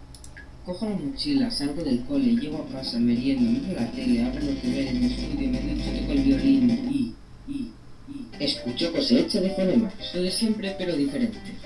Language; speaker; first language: Spanish; native; Spanish